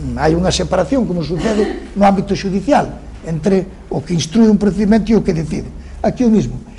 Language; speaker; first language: Galician; non-native, local second language; Spanish